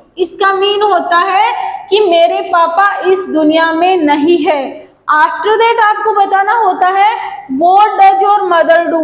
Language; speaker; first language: Hindi; native; Hindi